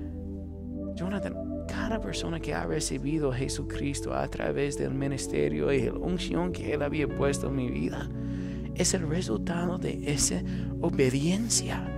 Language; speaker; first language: Spanish; non-native, fluent; English